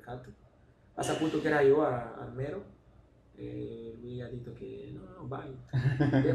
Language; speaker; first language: Italian; non-native, learner; Spanish